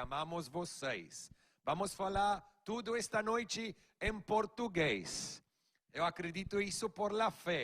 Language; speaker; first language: Portuguese; non-native, learner; Spanish